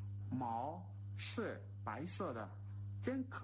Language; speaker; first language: Chinese; non-native, learner; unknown